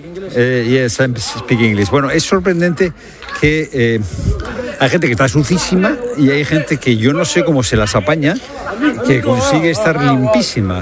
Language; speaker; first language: Spanish; native; Spanish